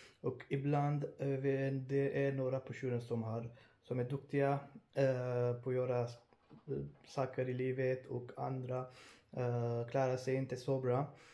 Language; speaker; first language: Swedish; non-native, fluent; Urdu